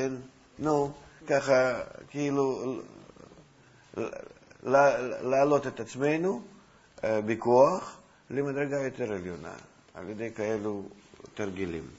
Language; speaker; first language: Hebrew; non-native, fluent; Russian